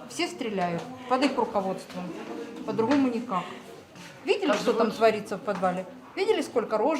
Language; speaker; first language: Russian; native; Russian